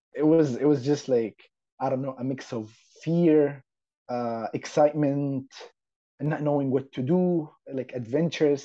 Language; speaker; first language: English; non-native, fluent; Arabic